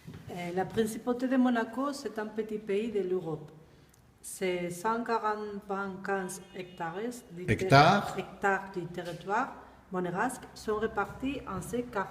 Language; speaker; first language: French; non-native, learner; Spanish